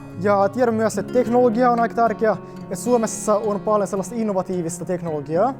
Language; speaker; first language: Finnish; non-native, fluent; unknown